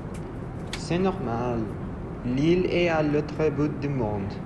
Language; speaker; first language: French; non-native, learner; Spanish